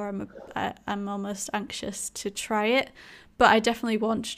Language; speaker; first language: English; native; English